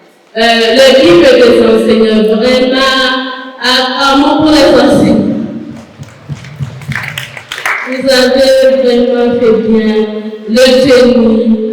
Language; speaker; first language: French; non-native, local second language; Kinyarwanda